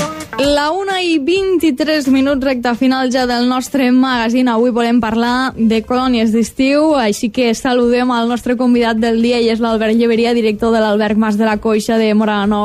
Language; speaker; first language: Catalan; native; Catalan